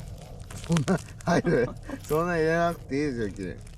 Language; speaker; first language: Japanese; native; Japanese